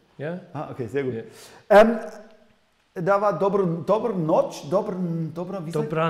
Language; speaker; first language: German; native; German